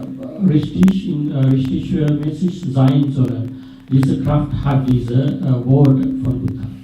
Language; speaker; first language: German; non-native, fluent; Sinhala